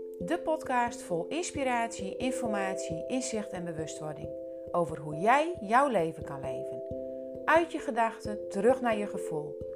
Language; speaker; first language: Dutch; non-native, local second language; Western Frisian